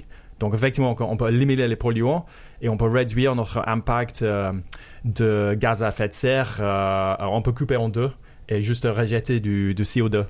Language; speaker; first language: French; non-native, fluent; English